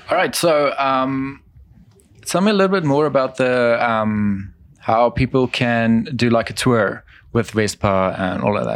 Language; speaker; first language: English; non-native, local second language; Afrikaans